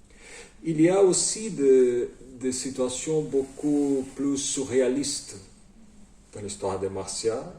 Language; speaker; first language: French; non-native, fluent; Portuguese